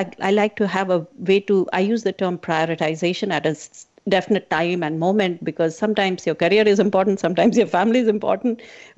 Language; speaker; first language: English; non-native, local second language; Hindi